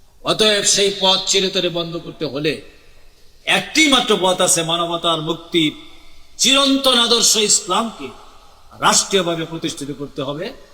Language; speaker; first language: Bangla; native; Bangla